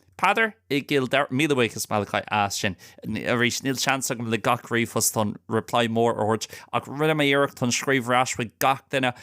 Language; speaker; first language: Irish; non-native, local second language; English